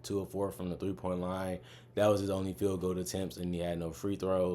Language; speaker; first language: English; native; English